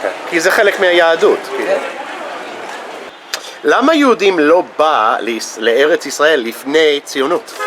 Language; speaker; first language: Hebrew; non-native, fluent; English